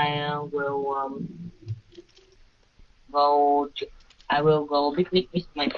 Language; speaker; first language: English; non-native, learner; Vietnamese